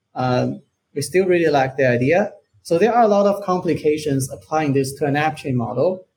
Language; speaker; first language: English; non-native, fluent; Chinese